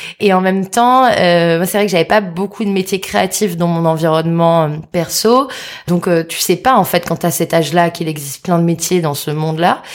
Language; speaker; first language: French; native; French